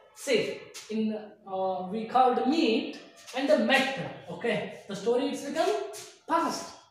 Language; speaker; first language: English; non-native, local second language; Kannada